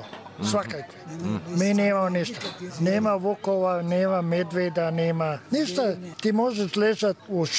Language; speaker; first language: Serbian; early bilingual, heritage; Serbian